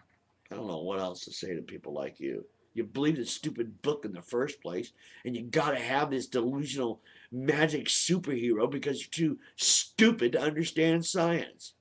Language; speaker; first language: English; native; English